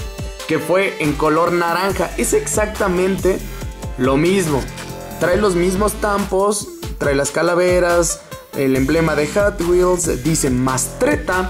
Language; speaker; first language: Spanish; native; Spanish